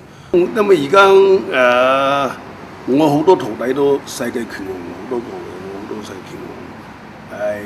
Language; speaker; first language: Cantonese; non-native, local second language; Min Nan Chinese